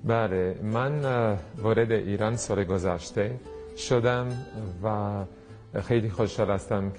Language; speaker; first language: Persian; non-native, fluent; Italian